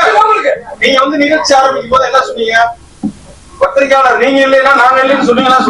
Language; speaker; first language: Tamil; native; Tamil